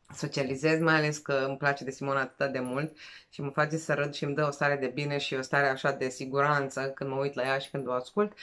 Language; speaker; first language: Romanian; non-native, fluent; Serbian